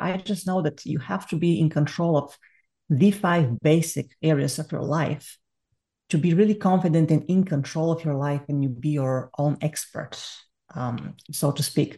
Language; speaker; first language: English; non-native, fluent; Bulgarian